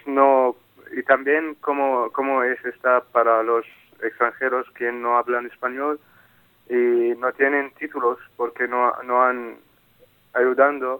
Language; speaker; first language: Spanish; non-native, learner; Arabic